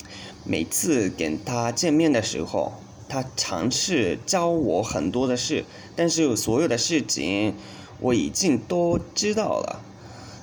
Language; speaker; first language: Chinese; non-native, learner; Japanese